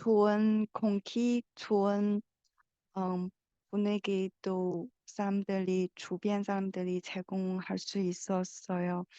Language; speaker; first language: Korean; non-native, learner; Chinese